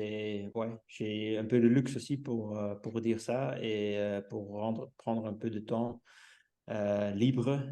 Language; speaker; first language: French; non-native, local second language; Dutch